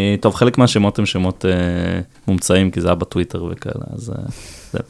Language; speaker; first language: Hebrew; native; Hebrew